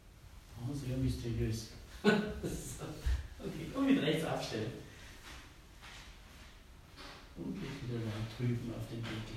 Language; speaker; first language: German; native; German